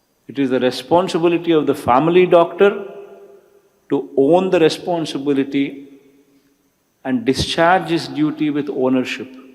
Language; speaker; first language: English; non-native, local second language; Telugu